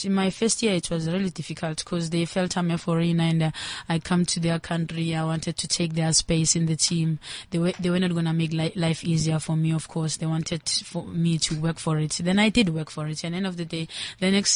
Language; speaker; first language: English; non-native, local second language; Zulu